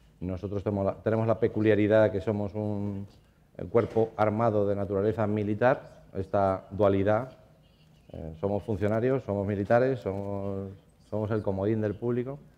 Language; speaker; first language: Spanish; native; Spanish